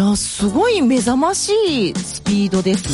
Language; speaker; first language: Japanese; native; Japanese